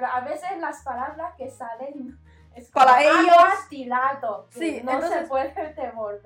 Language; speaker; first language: Spanish; non-native, learner; Chinese